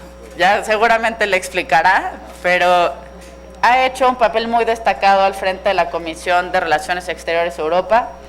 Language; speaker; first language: Spanish; native; Spanish